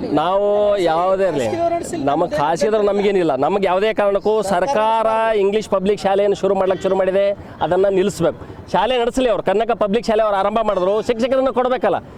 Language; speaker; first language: Kannada; native; Kannada